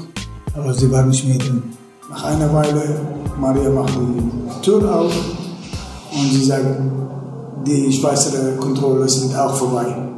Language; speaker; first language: German; non-native, fluent; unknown